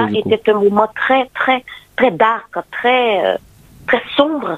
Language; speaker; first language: French; non-native, local second language; Haitian Creole